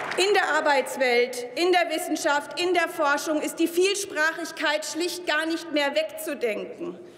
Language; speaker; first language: German; native; German